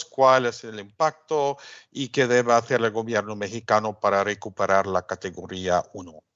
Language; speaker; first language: Spanish; non-native, fluent; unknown